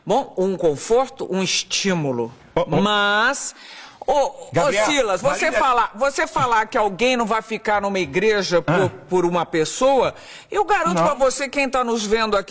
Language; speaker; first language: Portuguese; native; Portuguese